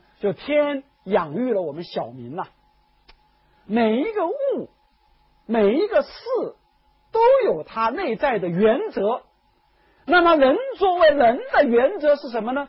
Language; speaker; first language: Chinese; native; Chinese